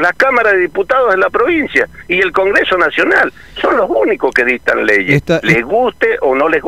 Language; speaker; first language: Spanish; native; Spanish